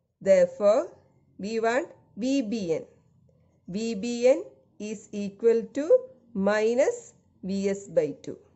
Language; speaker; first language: English; non-native, local second language; Malayalam